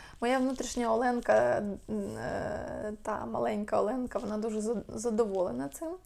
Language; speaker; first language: Ukrainian; non-native, local second language; Russian